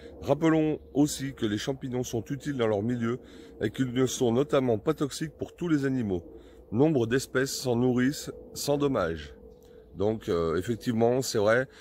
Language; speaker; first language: French; native; French